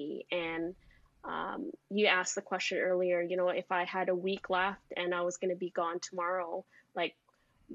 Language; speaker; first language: English; native; English